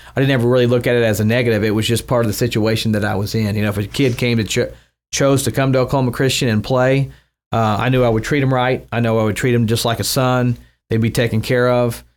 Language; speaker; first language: English; native; English